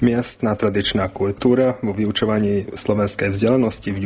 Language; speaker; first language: Slovak; non-native, local second language; Hungarian